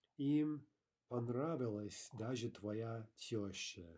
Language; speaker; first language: Russian; non-native, fluent; English